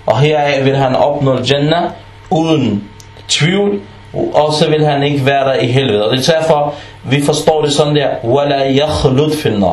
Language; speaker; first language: Danish; early bilingual, other home language; Arabic